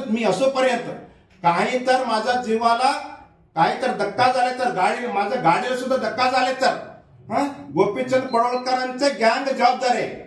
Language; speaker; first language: Marathi; non-native, local second language; Kannada